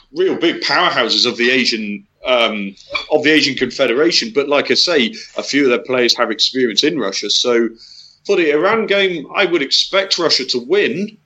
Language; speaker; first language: English; native; English